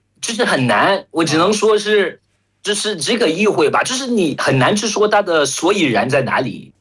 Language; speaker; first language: Chinese; non-native, fluent; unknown